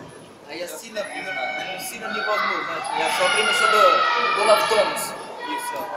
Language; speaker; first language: Russian; non-native, learner; Portuguese